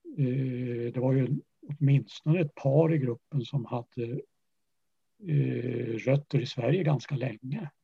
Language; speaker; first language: Swedish; early bilingual, other home language; Yiddish